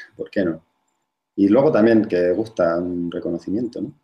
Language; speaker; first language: Spanish; native; Spanish